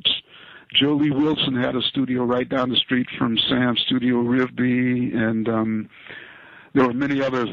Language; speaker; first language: English; native; English